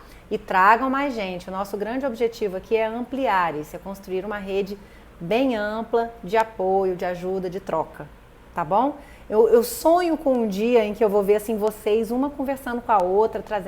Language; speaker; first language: Portuguese; native; Portuguese